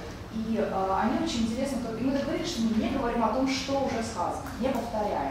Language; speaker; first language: Russian; native; Russian